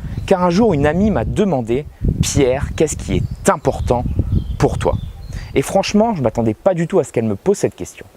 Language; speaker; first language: French; native; French